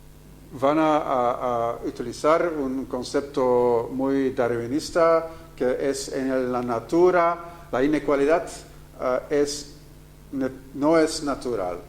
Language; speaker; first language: Spanish; non-native, fluent; Dutch